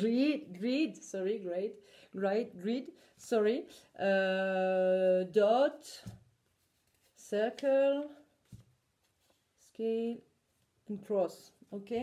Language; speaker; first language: English; non-native, learner; French